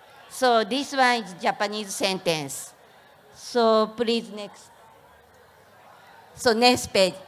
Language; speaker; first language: English; non-native, learner; Japanese